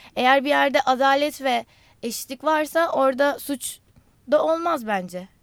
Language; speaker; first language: Turkish; non-native, local second language; Kurdish